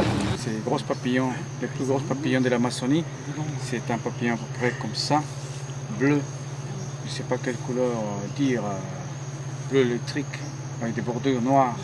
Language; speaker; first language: French; non-native, fluent; Spanish